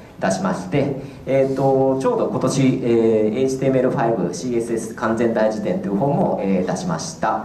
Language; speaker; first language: Japanese; native; Japanese